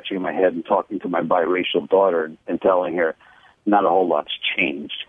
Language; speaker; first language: English; native; English